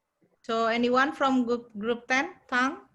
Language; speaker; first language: English; non-native, fluent; Indonesian